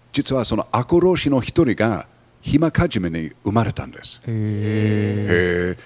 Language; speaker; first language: Japanese; non-native, fluent; English